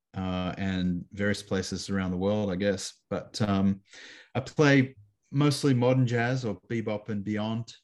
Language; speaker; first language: English; native; English